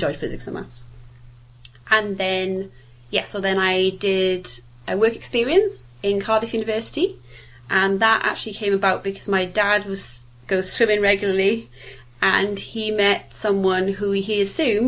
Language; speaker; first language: English; native; English